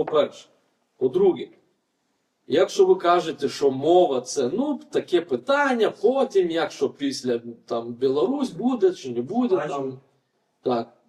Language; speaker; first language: Ukrainian; non-native, fluent; Lithuanian